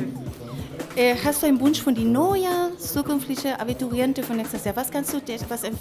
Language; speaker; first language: German; non-native, learner; Spanish